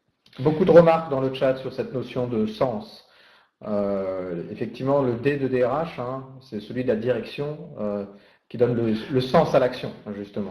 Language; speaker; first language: French; native; French